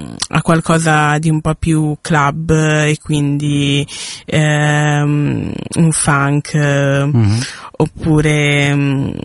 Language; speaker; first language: Italian; native; Italian